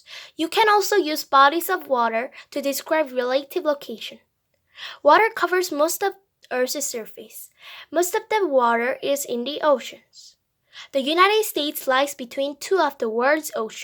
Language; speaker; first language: English; non-native, fluent; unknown